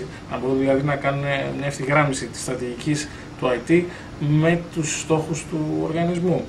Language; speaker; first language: Greek; native; Greek